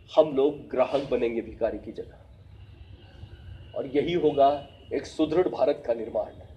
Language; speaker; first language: Hindi; native; Hindi